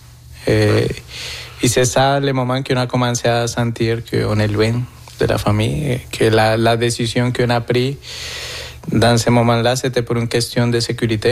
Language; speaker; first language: French; non-native, fluent; Spanish